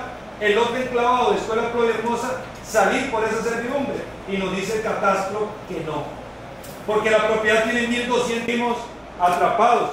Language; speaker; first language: Spanish; native; Spanish